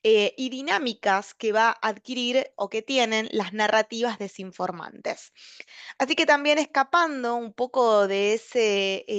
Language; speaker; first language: Spanish; native; Spanish